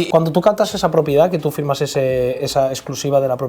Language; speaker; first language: Spanish; native; Spanish